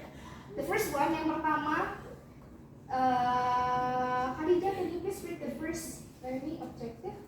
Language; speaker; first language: English; non-native, learner; Indonesian